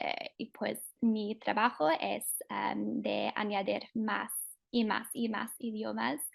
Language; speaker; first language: Spanish; non-native, fluent; English